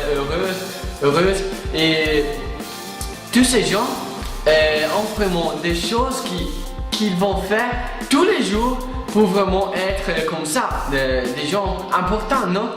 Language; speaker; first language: French; non-native, fluent; Italian